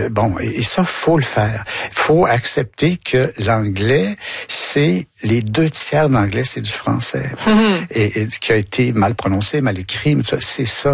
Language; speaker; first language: French; native; French